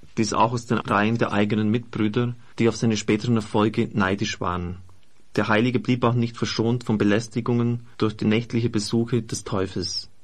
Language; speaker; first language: German; native; German